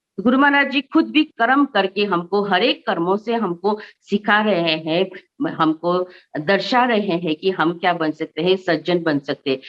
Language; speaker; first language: Hindi; non-native, local second language; Nepali